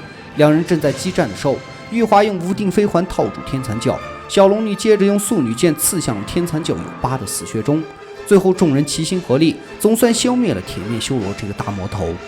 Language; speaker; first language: Chinese; native; Chinese